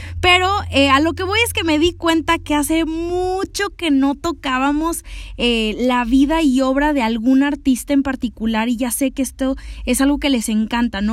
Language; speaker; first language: Spanish; native; Spanish